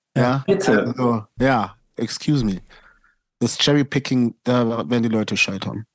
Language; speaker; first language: German; native; German